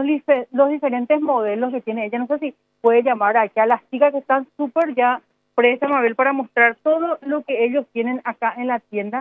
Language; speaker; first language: Spanish; native; Spanish